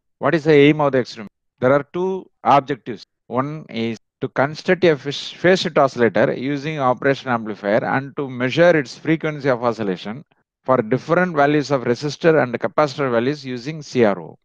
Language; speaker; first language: English; non-native, local second language; Tamil